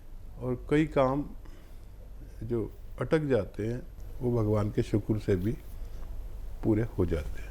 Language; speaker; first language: Hindi; native; Hindi